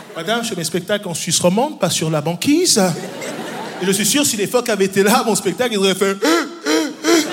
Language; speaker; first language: French; early bilingual, other home language; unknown